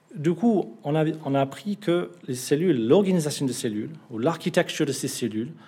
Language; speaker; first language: French; non-native, fluent; English